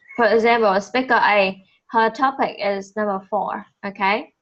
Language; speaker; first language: English; non-native, fluent; Vietnamese